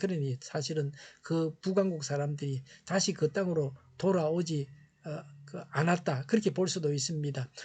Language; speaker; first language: Korean; native; Korean